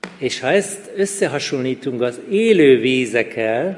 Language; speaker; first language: Hungarian; non-native, fluent; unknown